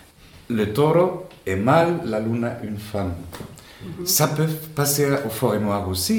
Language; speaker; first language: French; non-native, fluent; Spanish